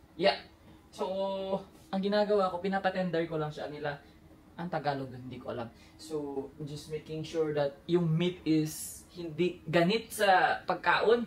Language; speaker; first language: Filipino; non-native, local second language; Cebuano